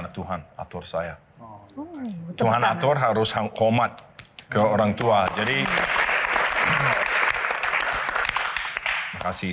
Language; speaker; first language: Indonesian; non-native, learner; English